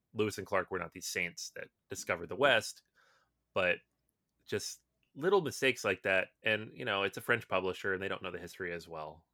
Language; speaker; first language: English; native; English